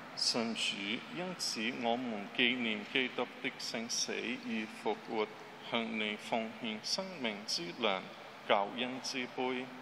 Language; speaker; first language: Chinese; non-native, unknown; Portuguese